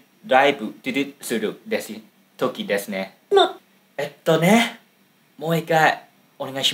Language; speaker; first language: Japanese; non-native, learner; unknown